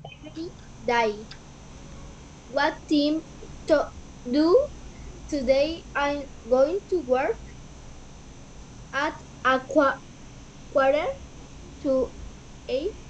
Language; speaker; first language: English; non-native, learner; Spanish